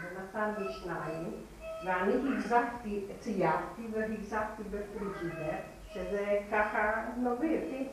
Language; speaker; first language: Hebrew; non-native, fluent; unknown